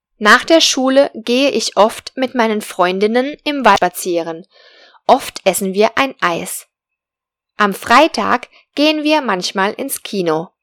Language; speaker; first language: German; non-native, fluent; Spanish